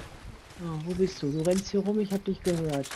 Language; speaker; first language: German; native; German